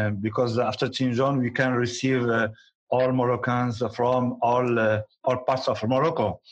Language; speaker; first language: English; non-native, learner; Arabic